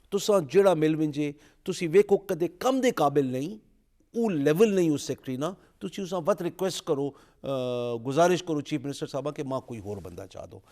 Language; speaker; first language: Urdu; non-native, local second language; Punjabi